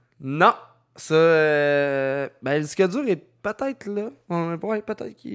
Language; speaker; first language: French; native; French